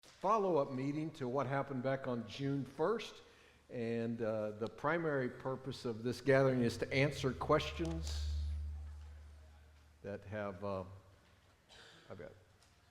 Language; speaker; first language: English; native; English